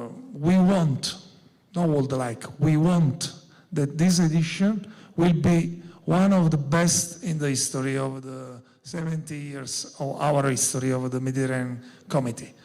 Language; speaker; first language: English; non-native, learner; Italian